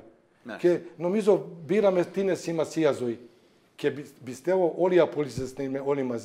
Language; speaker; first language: Greek; non-native, fluent; Serbian